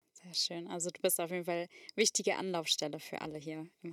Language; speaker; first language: German; native; German